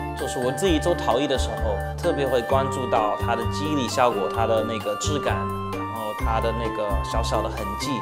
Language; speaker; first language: Chinese; non-native, fluent; English